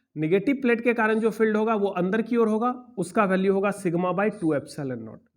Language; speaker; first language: Hindi; native; Hindi